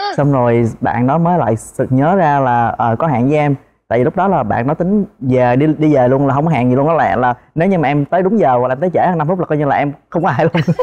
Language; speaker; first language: Vietnamese; native; Vietnamese